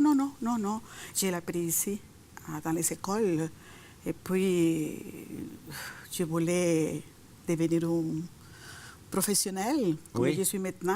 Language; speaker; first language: French; non-native, fluent; Spanish